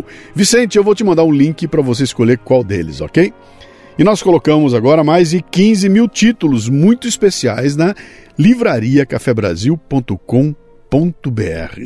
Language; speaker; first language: Portuguese; native; Portuguese